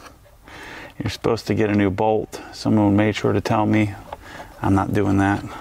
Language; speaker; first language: English; native; English